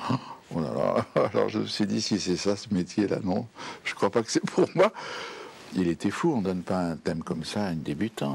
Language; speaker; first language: French; native; French